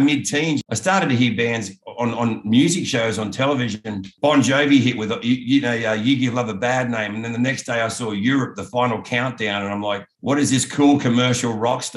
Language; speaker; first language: English; native; English